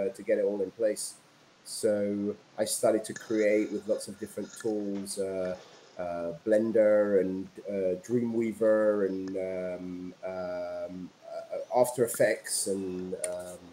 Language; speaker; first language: English; native; English